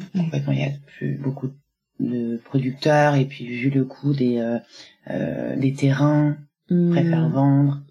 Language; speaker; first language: French; native; French